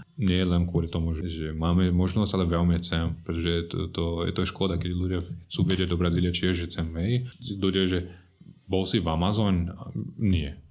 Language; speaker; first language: Slovak; non-native, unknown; Portuguese